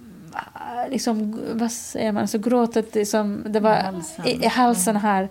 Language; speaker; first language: Swedish; non-native, fluent; Kurdish